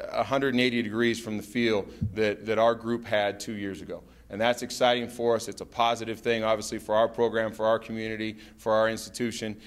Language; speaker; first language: English; native; English